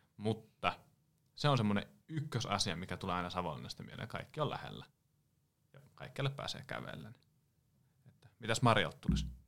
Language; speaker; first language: Finnish; native; Finnish